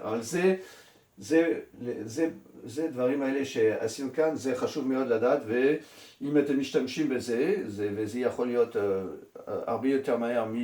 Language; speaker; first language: Hebrew; non-native, fluent; French